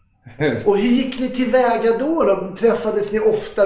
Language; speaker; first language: Swedish; native; Swedish